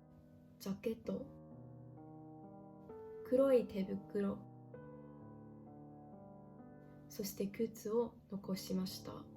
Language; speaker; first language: Japanese; non-native, learner; English